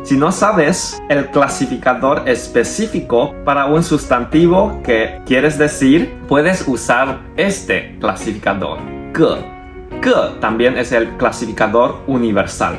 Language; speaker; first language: Spanish; non-native, fluent; Chinese